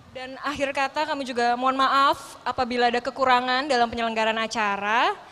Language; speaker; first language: Indonesian; native; Indonesian